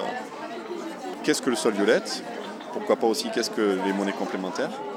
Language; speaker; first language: French; native; French